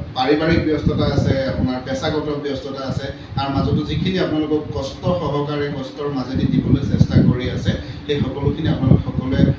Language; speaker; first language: Assamese; non-native, local second language; Mising